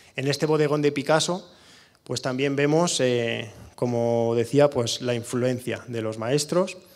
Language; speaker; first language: Spanish; non-native, local second language; Catalan